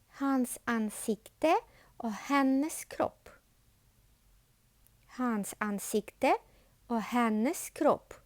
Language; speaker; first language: Swedish; non-native, fluent; Ukrainian